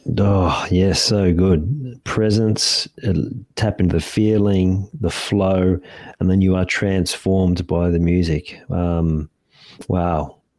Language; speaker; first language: English; native; English